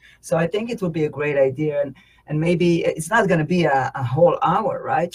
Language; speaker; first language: English; non-native, fluent; Hebrew